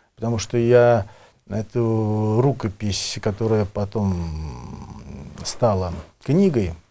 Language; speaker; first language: Russian; native; Russian